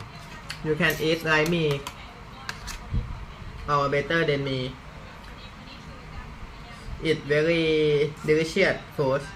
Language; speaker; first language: English; non-native, learner; Thai